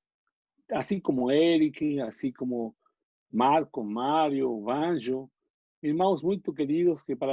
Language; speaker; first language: Portuguese; non-native, learner; Spanish